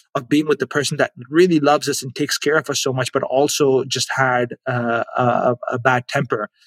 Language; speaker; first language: English; non-native, local second language; Urdu